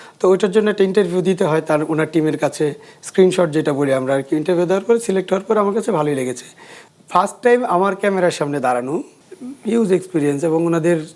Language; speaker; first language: Bangla; native; Bangla